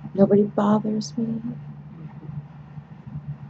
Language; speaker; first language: English; native; English